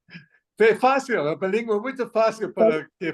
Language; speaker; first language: Portuguese; non-native, fluent; English